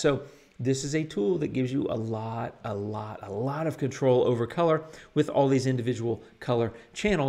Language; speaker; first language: English; native; English